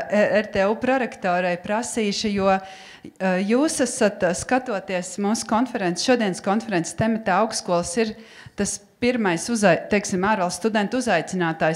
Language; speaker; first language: Latvian; native; Latvian